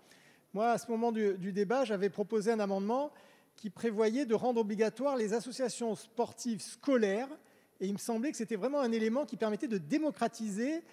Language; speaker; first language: French; native; French